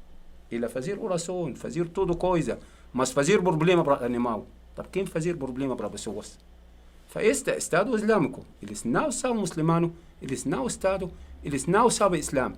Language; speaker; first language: Portuguese; non-native, learner; Arabic